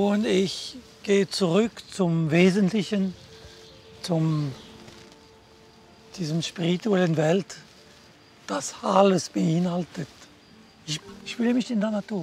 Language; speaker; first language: German; non-native, local second language; French